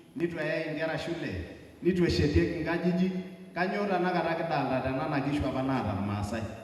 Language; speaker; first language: Swahili; non-native, local second language; Masai